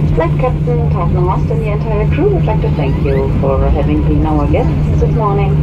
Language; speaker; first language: English; non-native, fluent; German